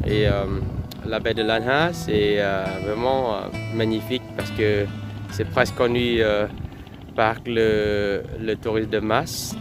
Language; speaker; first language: French; non-native, fluent; Vietnamese